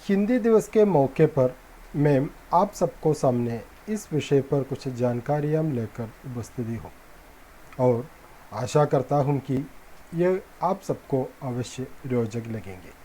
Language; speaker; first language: Hindi; non-native, local second language; Malayalam